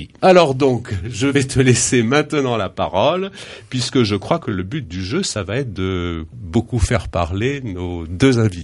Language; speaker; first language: French; native; French